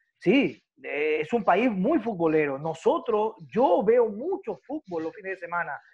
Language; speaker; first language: Spanish; native; Spanish